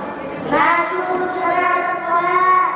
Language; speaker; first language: Arabic; non-native, learner; Urdu